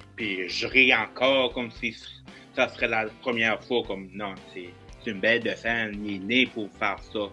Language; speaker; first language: French; native; French